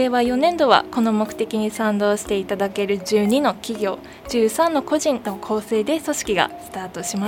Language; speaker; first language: Japanese; native; Japanese